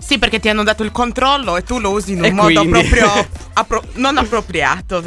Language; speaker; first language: Italian; native; Italian